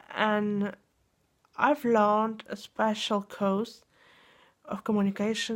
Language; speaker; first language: English; non-native, learner; Russian